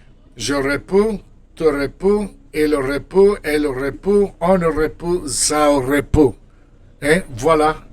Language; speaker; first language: French; non-native, fluent; Spanish